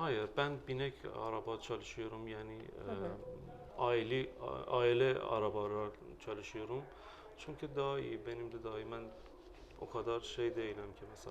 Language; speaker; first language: Turkish; non-native, learner; Persian